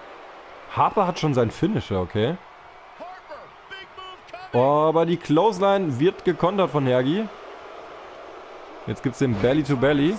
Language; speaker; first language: German; native; German